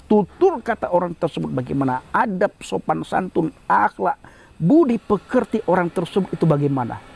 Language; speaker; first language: Indonesian; native; Indonesian